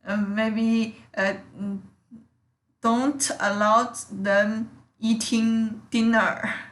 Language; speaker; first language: English; non-native, learner; Chinese